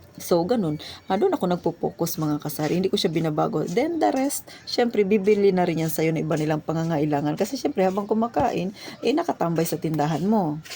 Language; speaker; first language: Filipino; non-native, local second language; Cebuano